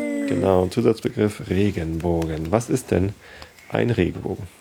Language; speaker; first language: German; native; German